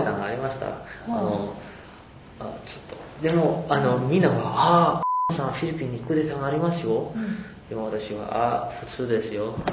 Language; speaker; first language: Japanese; non-native, learner; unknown